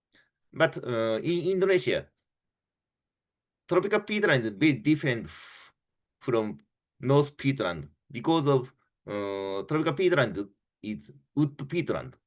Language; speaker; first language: English; non-native, fluent; Japanese